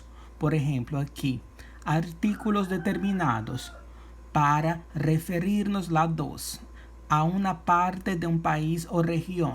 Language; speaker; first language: Spanish; non-native, fluent; Portuguese